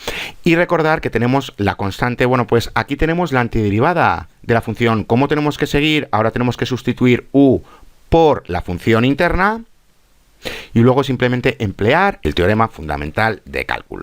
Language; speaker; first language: Spanish; native; Spanish